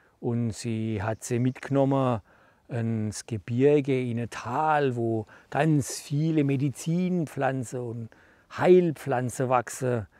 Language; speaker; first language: German; native; German